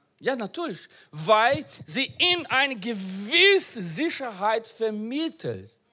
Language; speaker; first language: German; non-native, learner; Portuguese